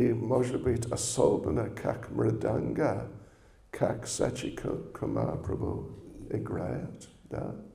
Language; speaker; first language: Russian; non-native, learner; English